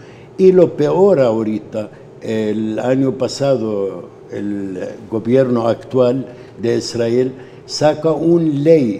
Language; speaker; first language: Spanish; non-native, fluent; Arabic